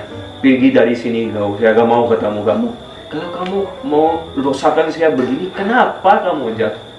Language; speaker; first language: Indonesian; non-native, fluent; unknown